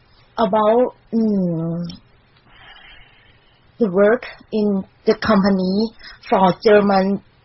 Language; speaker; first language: English; non-native, learner; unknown